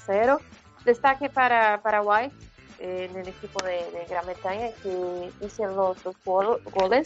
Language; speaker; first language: Spanish; non-native, fluent; Portuguese